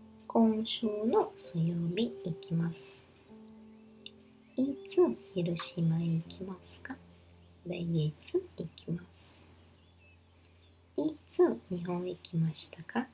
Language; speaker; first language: Japanese; non-native, learner; Portuguese